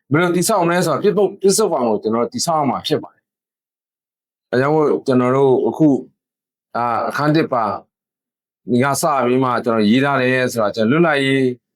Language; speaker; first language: Burmese; non-native, local second language; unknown